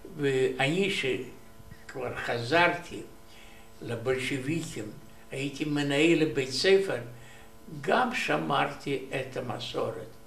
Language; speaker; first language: Hebrew; non-native, learner; Romanian